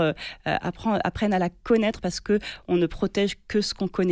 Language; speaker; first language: French; native; French